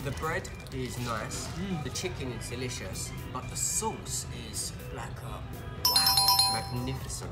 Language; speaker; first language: English; native; English